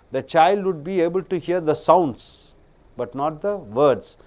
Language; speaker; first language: English; non-native, local second language; Tamil